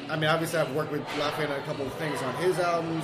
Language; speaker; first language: English; native; English